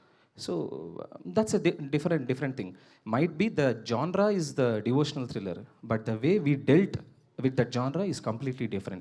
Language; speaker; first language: Telugu; native; Telugu